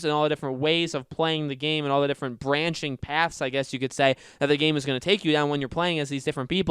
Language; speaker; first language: English; native; English